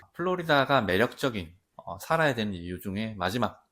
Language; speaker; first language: Korean; native; Korean